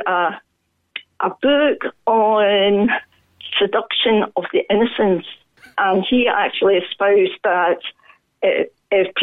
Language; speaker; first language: English; native; English